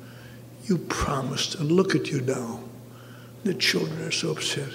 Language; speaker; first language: English; native; English